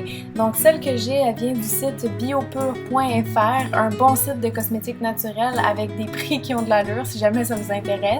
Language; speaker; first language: French; native; French